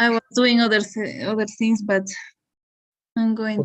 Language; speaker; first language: English; non-native, learner; Spanish